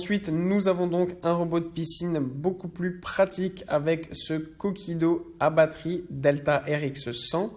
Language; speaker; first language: French; native; French